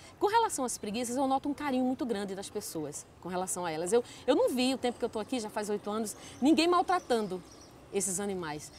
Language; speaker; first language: Portuguese; native; Portuguese